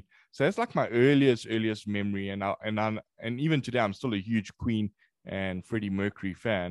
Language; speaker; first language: English; native; English